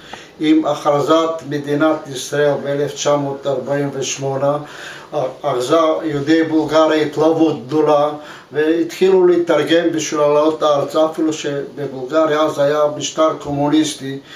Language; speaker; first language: Hebrew; non-native, fluent; Bulgarian